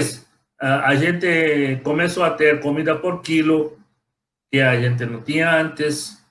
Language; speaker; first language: Portuguese; non-native, fluent; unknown